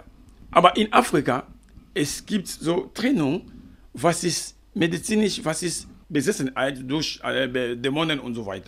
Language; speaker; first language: German; non-native, fluent; French